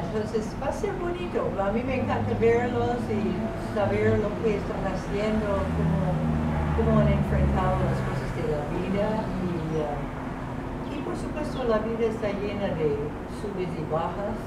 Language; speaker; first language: Spanish; non-native, fluent; English